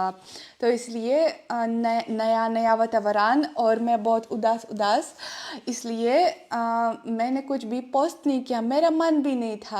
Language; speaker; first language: Hindi; non-native, fluent; Russian